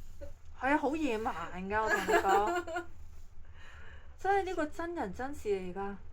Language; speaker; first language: Cantonese; native; Cantonese